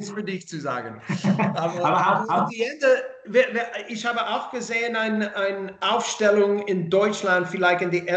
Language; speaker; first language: German; non-native, learner; English